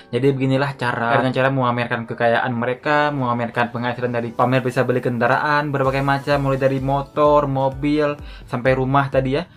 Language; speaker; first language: Indonesian; native; Indonesian